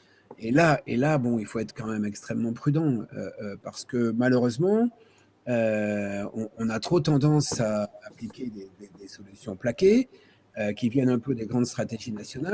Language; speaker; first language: French; native; French